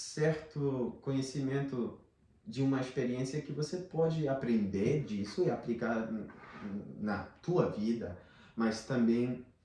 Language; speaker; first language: Portuguese; non-native, fluent; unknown